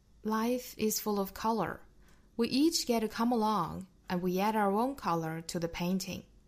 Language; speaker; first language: English; non-native, fluent; Chinese